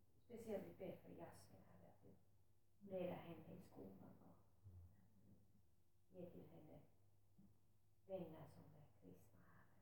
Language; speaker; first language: Swedish; non-native, local second language; Finnish